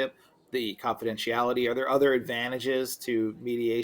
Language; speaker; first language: English; native; English